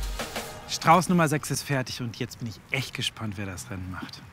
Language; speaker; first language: German; native; German